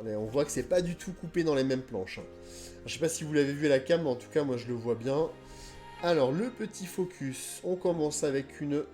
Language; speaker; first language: French; native; French